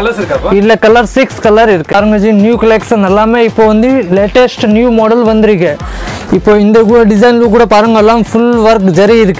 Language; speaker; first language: Tamil; native; Tamil